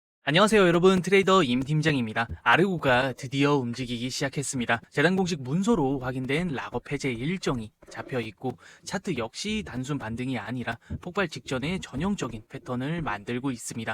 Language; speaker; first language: Korean; native; Korean